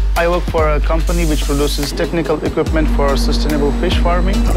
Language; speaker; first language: English; non-native, local second language; Kashmiri